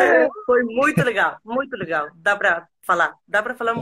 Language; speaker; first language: Portuguese; non-native, fluent; Spanish